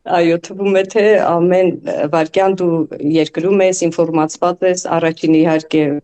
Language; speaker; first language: Armenian; native; Armenian